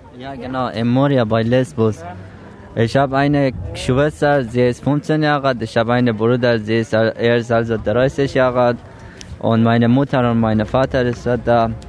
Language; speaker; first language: German; non-native, learner; Persian